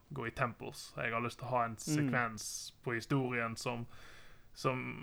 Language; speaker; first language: Norwegian; native; Norwegian